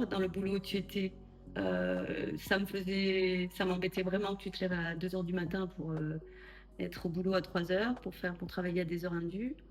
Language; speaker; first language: French; native; French